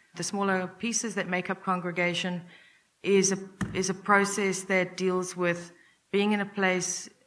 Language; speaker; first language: English; native; English